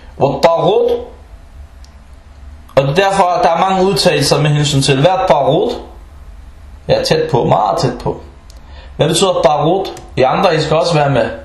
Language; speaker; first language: Danish; early bilingual, other home language; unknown